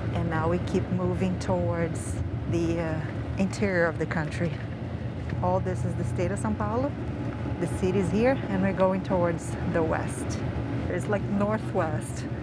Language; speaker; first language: English; non-native, fluent; Portuguese